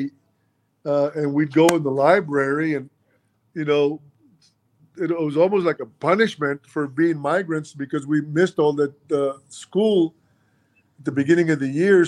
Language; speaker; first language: English; early bilingual, other home language; Spanish